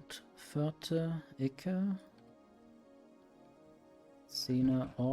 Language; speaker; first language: Norwegian; non-native, learner; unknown